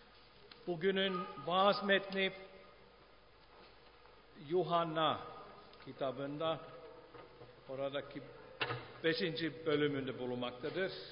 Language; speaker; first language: Turkish; non-native, fluent; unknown